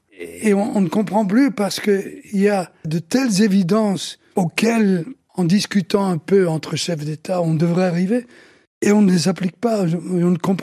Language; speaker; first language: French; early bilingual, other home language; Italian